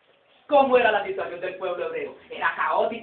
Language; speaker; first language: Spanish; native; Spanish